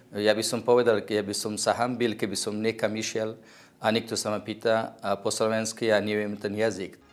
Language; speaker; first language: Slovak; non-native, fluent; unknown